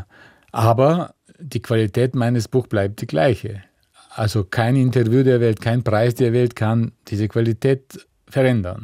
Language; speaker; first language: German; non-native, fluent; Bulgarian